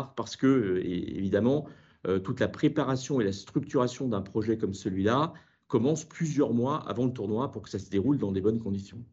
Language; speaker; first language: French; native; French